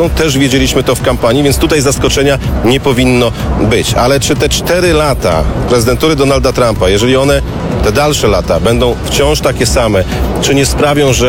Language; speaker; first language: Polish; native; Polish